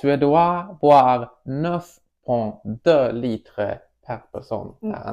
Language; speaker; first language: French; non-native, learner; Swedish